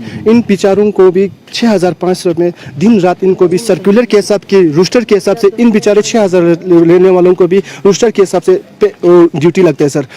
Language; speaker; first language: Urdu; non-native, local second language; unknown